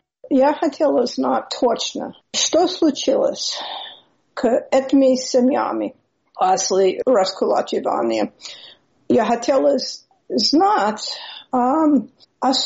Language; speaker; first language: Russian; non-native, learner; English